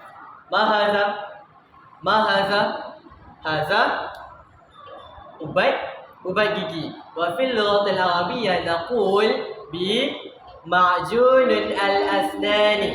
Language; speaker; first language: Arabic; non-native, learner; Malay